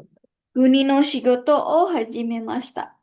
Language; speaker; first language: Japanese; non-native, fluent; Indonesian